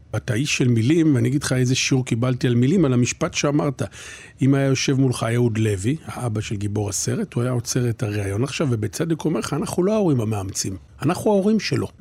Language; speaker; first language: Hebrew; native; Hebrew